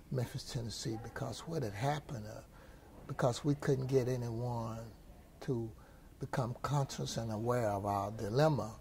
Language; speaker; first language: English; native; English